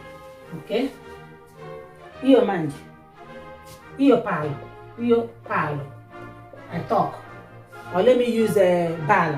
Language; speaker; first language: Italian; non-native, learner; Nigerian Pidgin